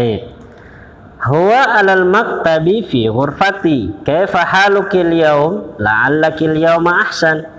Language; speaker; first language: Arabic; non-native, fluent; Indonesian